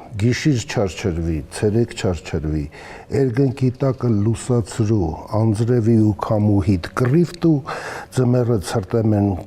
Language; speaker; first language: Armenian; native; Armenian